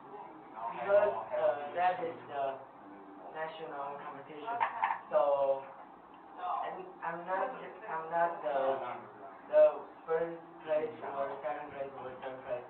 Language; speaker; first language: English; non-native, learner; Chinese